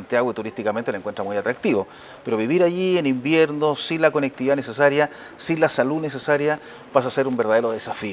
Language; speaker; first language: Spanish; native; Spanish